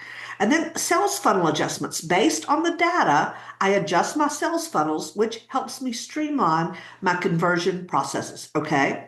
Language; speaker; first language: English; native; English